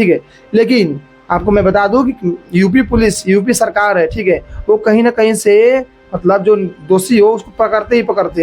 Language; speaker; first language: Hindi; native; Hindi